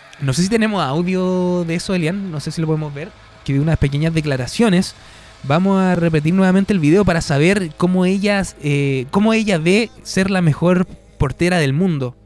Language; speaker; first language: Spanish; native; Spanish